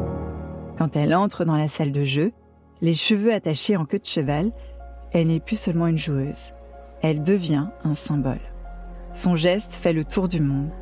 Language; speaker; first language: French; native; French